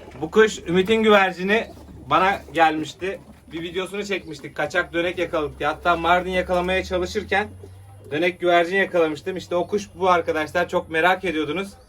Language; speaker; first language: Turkish; native; Turkish